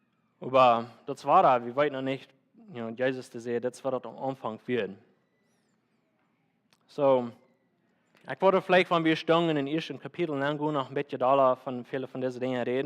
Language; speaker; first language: German; non-native, learner; Plautdietsch